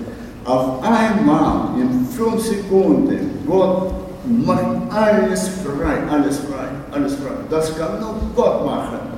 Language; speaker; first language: German; non-native, learner; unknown